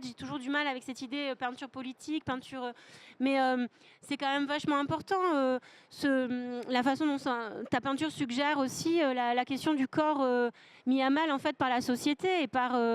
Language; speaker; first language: French; native; French